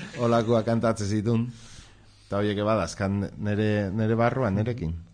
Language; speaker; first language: Basque; non-native, local second language; Spanish